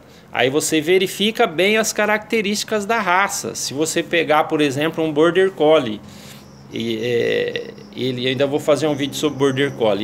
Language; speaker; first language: Portuguese; native; Portuguese